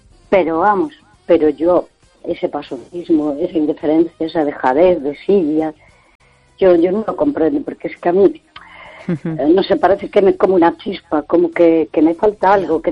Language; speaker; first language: Spanish; native; Spanish